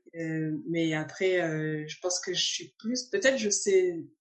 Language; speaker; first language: French; native; French